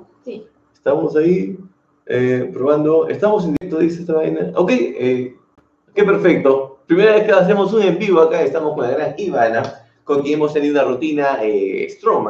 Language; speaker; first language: Spanish; native; Spanish